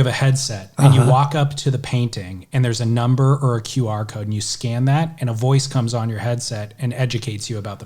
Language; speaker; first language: English; native; English